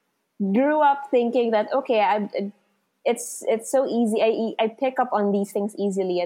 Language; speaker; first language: English; non-native, local second language; Filipino